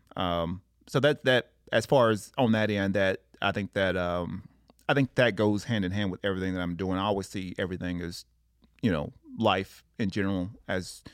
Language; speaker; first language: English; native; English